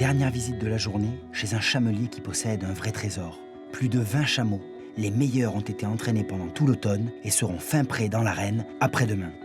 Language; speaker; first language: French; native; French